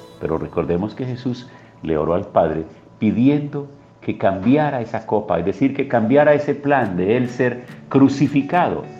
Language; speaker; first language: Spanish; native; Spanish